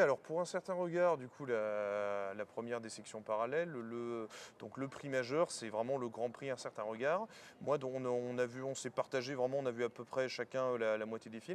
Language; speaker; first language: French; native; French